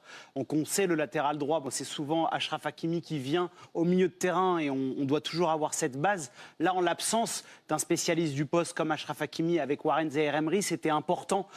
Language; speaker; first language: French; native; French